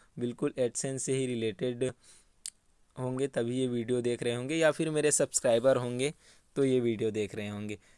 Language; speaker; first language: Hindi; native; Hindi